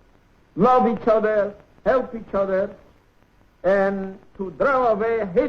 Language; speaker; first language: English; non-native, fluent; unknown